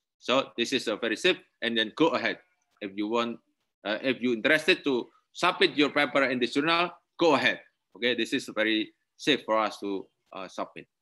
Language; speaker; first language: English; non-native, learner; Indonesian